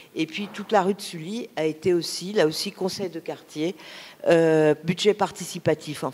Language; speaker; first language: French; native; French